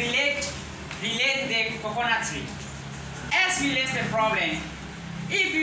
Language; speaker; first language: English; non-native, learner; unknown